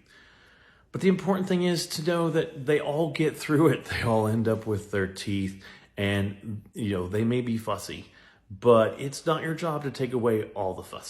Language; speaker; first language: English; native; English